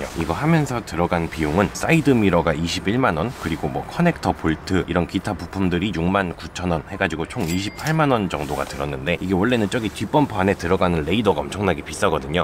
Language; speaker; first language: Korean; native; Korean